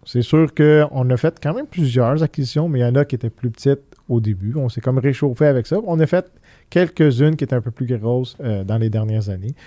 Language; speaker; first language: French; early bilingual, other home language; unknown